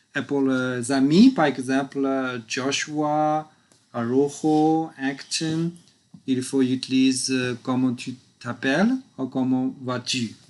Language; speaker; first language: French; non-native, learner; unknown